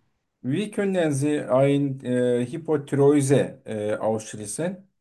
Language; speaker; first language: German; non-native, fluent; Turkish